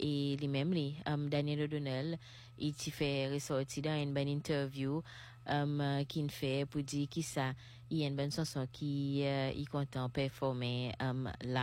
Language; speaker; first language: French; non-native, local second language; Seselwa Creole French